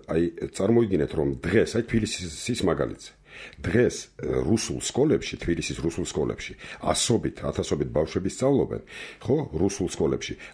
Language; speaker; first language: Georgian; non-native, local second language; Armenian